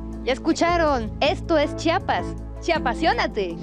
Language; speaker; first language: Spanish; native; Spanish